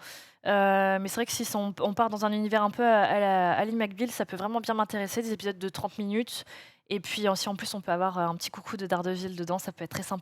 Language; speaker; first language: French; native; French